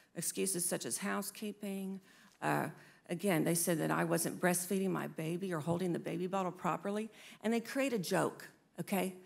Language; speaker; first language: English; native; English